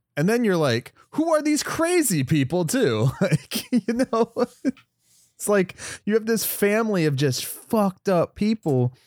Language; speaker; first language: English; native; English